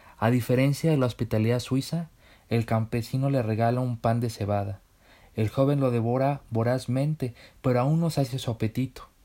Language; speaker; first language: Spanish; native; Spanish